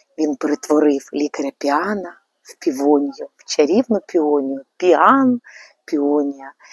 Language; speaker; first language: Ukrainian; native; Ukrainian